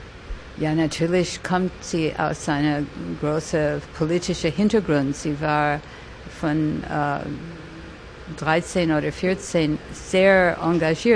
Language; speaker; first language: German; early bilingual, other home language; French